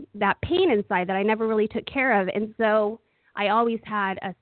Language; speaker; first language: English; native; English